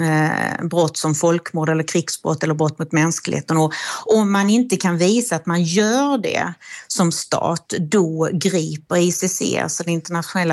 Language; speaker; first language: Swedish; native; Swedish